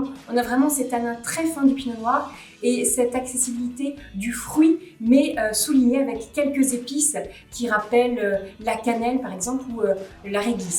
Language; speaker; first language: French; native; French